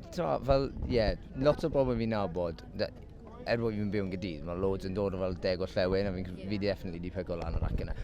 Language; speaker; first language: Welsh; non-native, local second language; English